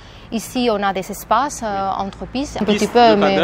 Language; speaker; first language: French; non-native, fluent; Spanish